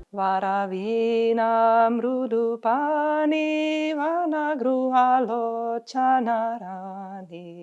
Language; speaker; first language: Telugu; non-native, fluent; Finnish